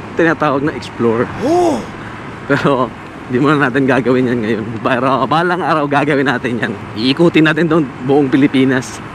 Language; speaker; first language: Filipino; non-native, local second language; Cebuano